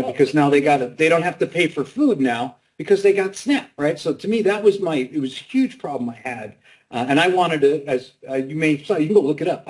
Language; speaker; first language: English; native; English